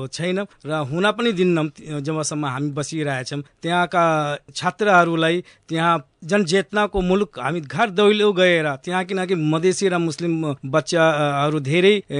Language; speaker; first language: Nepali; non-native, local second language; Awadhi